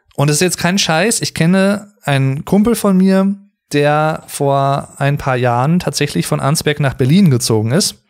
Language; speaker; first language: German; native; German